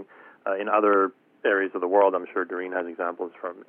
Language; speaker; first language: English; native; English